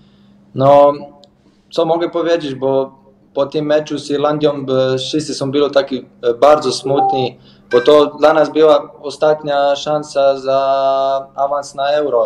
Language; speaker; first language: Polish; non-native, learner; Bosnian